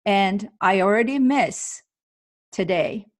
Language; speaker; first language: English; non-native, fluent; Mongolian